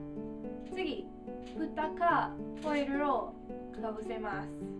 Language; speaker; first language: Japanese; non-native, learner; English